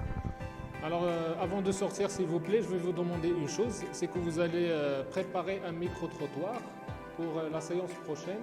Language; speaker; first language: French; non-native, local second language; Arabic